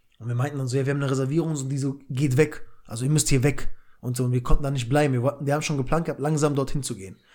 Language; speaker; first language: German; early bilingual, other home language; Albanian